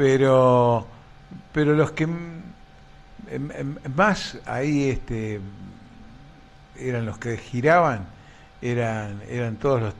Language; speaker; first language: Spanish; native; Spanish